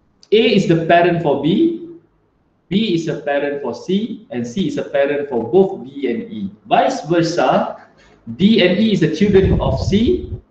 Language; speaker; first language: English; non-native, local second language; Malay